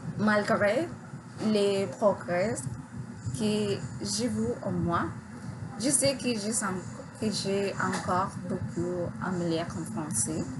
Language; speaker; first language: French; non-native, learner; Spanish